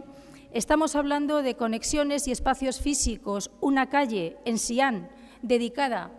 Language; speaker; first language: Spanish; native; Spanish